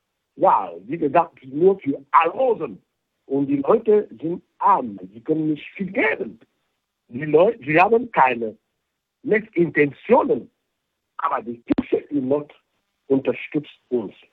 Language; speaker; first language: German; non-native, fluent; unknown